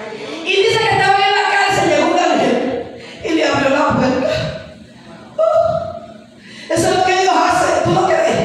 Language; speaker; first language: Spanish; native; Spanish